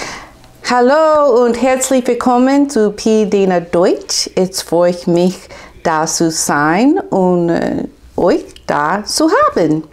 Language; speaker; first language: German; non-native, learner; English